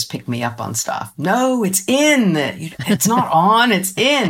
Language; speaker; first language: English; native; English